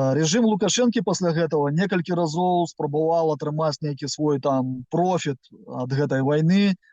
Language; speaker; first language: Belarusian; non-native, local second language; Russian